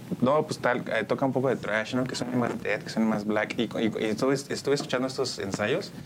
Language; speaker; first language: Spanish; early bilingual, heritage; Spanish